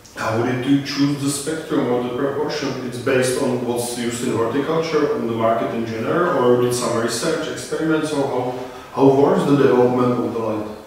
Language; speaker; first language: English; non-native, fluent; Czech